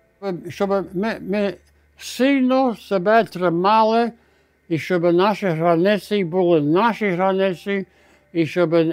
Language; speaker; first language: Ukrainian; early bilingual, heritage; Ukrainian